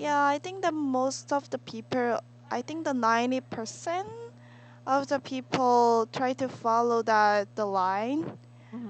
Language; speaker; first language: English; non-native, learner; Korean